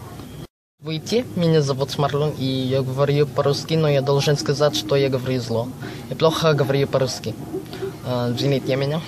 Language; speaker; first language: Russian; non-native, learner; Filipino